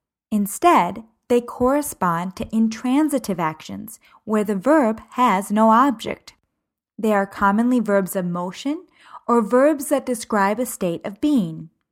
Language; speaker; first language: English; native; English